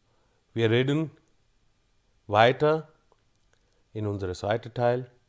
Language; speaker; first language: German; non-native, fluent; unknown